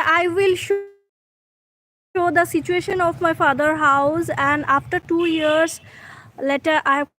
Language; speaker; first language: Hindi; non-native, local second language; Bangla